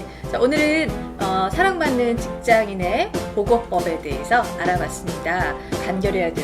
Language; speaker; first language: Korean; native; Korean